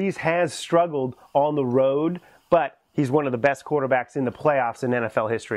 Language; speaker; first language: English; native; English